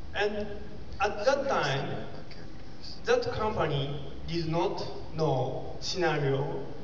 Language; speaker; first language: English; non-native, learner; Japanese